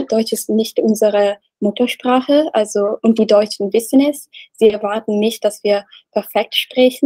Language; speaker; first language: German; non-native, learner; Italian